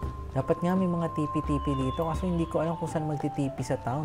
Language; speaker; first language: Filipino; native; Filipino